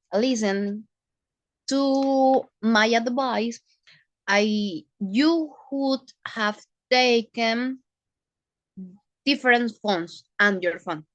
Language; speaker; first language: English; non-native, learner; Spanish